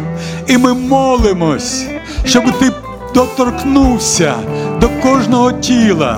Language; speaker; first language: Ukrainian; non-native, local second language; Russian